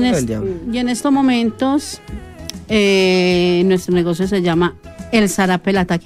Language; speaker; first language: Spanish; native; Spanish